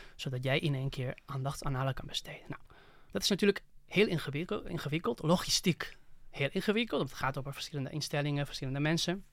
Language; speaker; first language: Dutch; non-native, fluent; Spanish